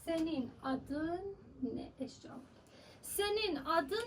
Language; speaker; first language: Turkish; non-native, learner; Persian